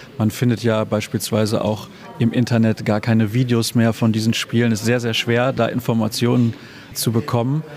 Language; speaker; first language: German; native; German